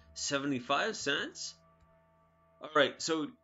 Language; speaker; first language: English; native; English